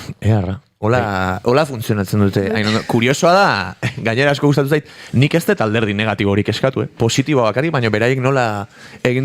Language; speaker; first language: Basque; native; Basque